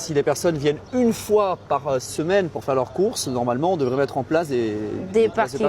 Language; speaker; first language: French; native; French